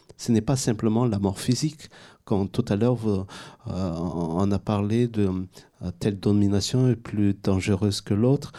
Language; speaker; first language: French; non-native, local second language; Malagasy